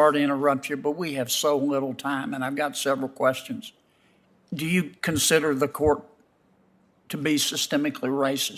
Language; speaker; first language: English; native; English